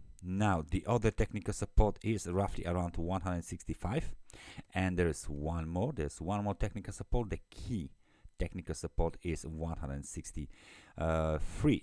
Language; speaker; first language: English; non-native, fluent; Polish